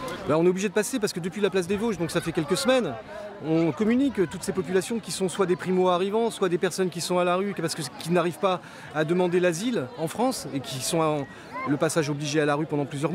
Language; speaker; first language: French; native; French